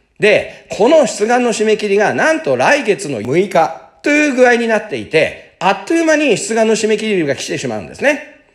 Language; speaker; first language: Japanese; native; Japanese